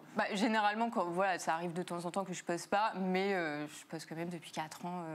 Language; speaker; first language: French; native; French